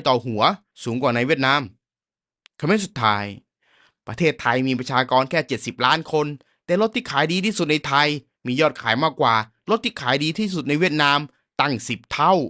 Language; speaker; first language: Thai; native; Thai